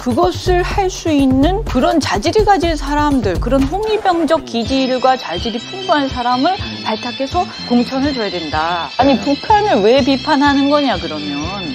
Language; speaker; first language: Korean; native; Korean